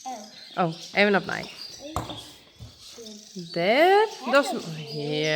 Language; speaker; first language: Dutch; native; Dutch